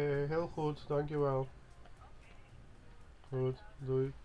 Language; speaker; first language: Dutch; non-native, learner; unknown